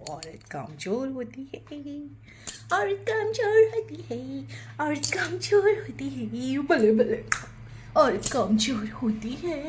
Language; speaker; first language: Hindi; non-native, local second language; Bangla